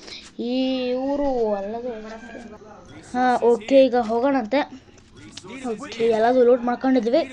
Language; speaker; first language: Kannada; native; Kannada